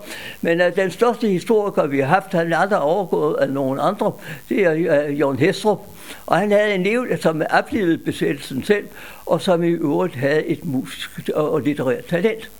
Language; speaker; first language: Danish; native; Danish